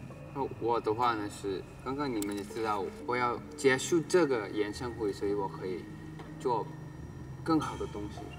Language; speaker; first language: Chinese; non-native, learner; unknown